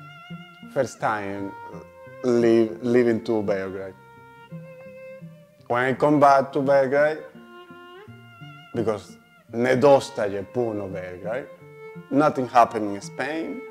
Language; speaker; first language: English; non-native, learner; Spanish